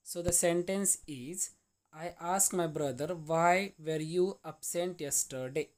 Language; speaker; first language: English; non-native, local second language; Marathi